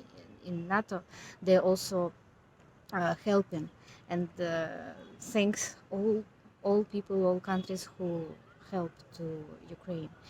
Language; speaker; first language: English; non-native, learner; Ukrainian